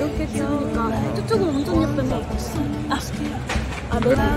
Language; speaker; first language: Korean; non-native, fluent; Japanese